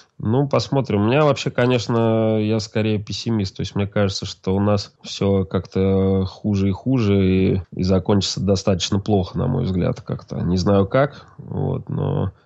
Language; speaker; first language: Russian; native; Russian